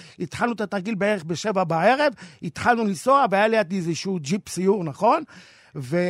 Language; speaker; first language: Hebrew; native; Hebrew